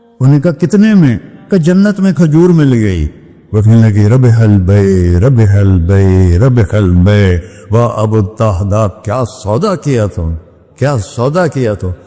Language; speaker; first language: Urdu; non-native, local second language; Punjabi